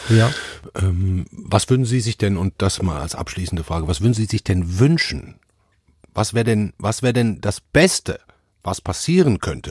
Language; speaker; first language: German; native; German